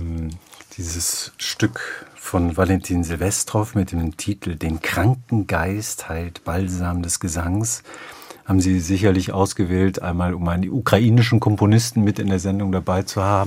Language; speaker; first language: German; native; German